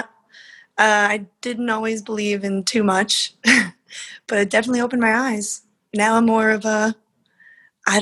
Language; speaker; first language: English; native; English